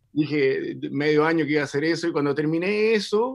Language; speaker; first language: Spanish; native; Spanish